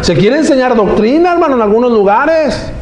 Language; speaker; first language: Spanish; native; Spanish